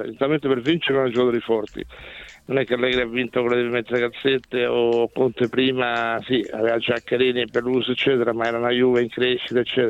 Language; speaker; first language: Italian; native; Italian